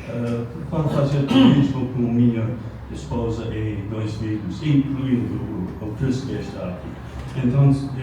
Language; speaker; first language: Portuguese; non-native, fluent; English